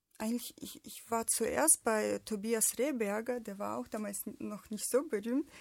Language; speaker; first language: German; non-native, fluent; Russian